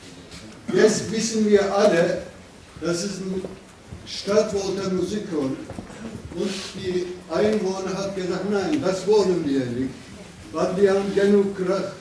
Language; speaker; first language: German; non-native, learner; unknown